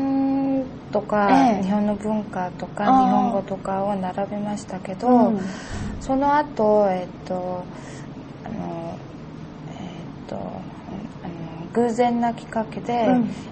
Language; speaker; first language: Japanese; non-native, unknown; Korean